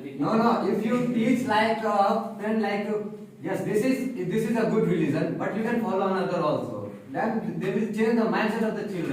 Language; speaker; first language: English; non-native, learner; Hindi